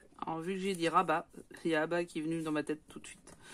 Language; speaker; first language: French; native; French